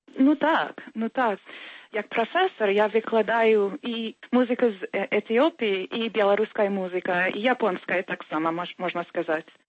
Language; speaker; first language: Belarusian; early bilingual, heritage; Belarusian